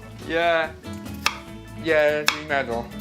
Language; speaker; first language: Welsh; non-native, learner; English